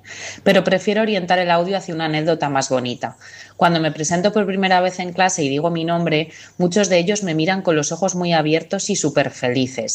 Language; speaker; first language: Spanish; native; Spanish